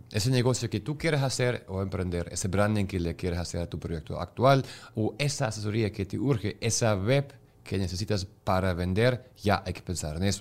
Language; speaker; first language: Spanish; native; Spanish